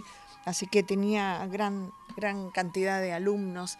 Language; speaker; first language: Spanish; native; Spanish